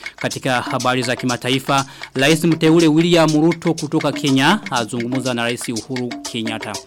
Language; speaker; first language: Swahili; non-native, local second language; Rundi